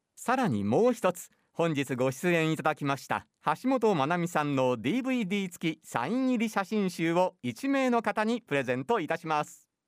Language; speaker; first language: Japanese; native; Japanese